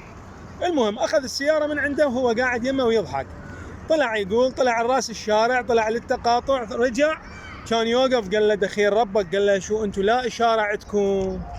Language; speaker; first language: Arabic; native; Arabic